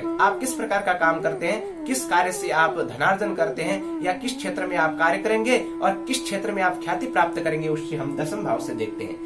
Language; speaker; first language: Hindi; native; Hindi